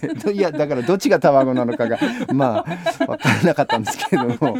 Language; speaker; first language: Japanese; non-native, fluent; English